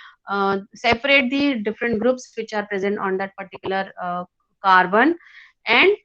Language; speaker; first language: English; non-native, local second language; Hindi